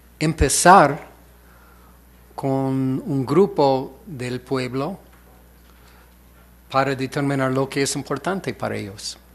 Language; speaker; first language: Spanish; non-native, fluent; English